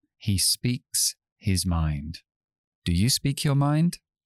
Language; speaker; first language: English; native; English